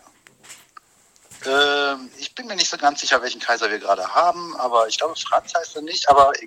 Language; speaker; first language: German; native; German